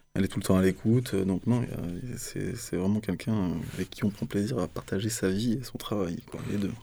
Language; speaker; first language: French; native; French